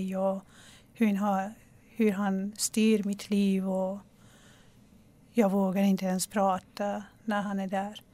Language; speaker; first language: Swedish; non-native, local second language; Persian